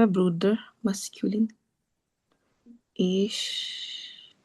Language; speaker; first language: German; non-native, learner; Filipino